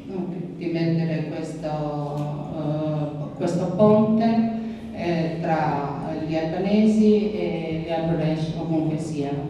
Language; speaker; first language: Italian; non-native, learner; Albanian